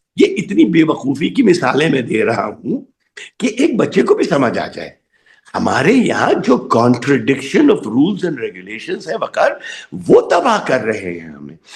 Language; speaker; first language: Urdu; native; Urdu